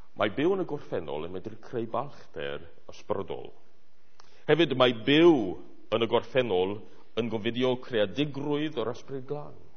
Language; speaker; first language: Welsh; non-native, fluent; English